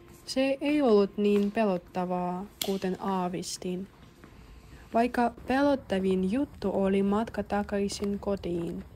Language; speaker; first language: Finnish; non-native, learner; Russian